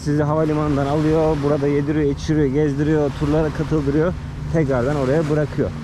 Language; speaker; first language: Turkish; native; Turkish